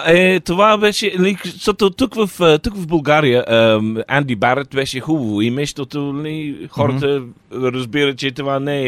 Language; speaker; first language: Bulgarian; non-native, learner; English